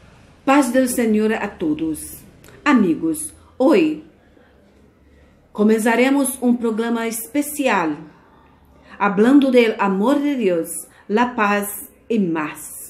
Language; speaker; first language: Spanish; non-native, fluent; Portuguese